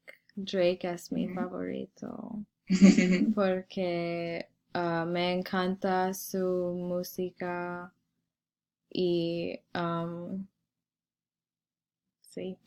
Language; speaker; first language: Spanish; non-native, learner; English